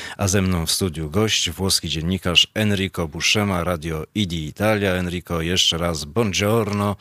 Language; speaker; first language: Polish; native; Polish